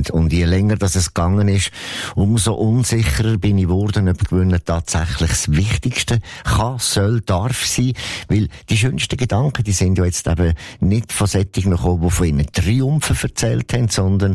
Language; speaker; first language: German; native; German